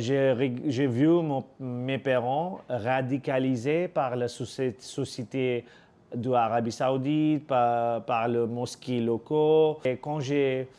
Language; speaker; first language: French; non-native, learner; Urdu